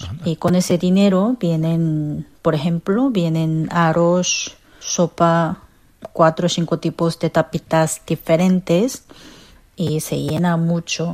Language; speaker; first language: Spanish; non-native, fluent; Korean